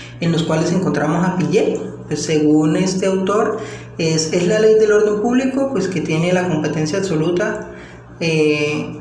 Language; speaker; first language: Spanish; native; Spanish